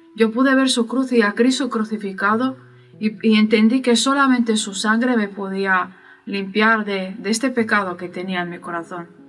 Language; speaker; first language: Spanish; non-native, fluent; Bulgarian